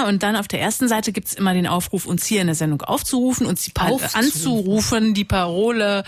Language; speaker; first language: German; native; German